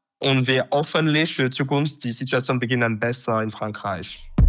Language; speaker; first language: German; non-native, learner; French